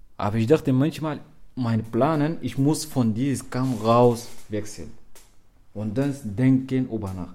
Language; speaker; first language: German; non-native, learner; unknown